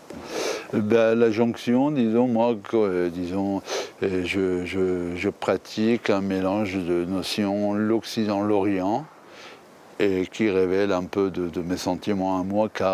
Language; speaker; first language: French; non-native, fluent; Persian